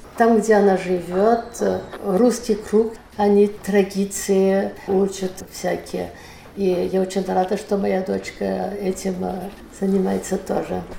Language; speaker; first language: Russian; early bilingual, heritage; Russian